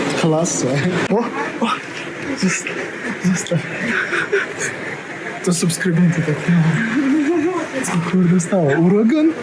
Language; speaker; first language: Polish; non-native, learner; Russian